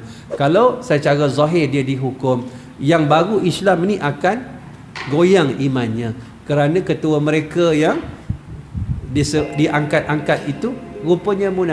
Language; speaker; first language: Malay; native; Malay